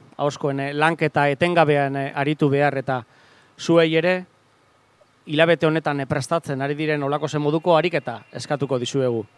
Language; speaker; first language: Basque; native; Basque